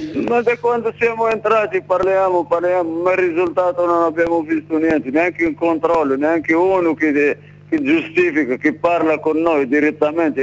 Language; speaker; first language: Italian; non-native, learner; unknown